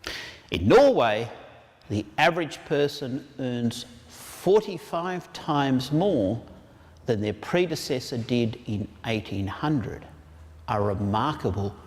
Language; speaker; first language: English; native; English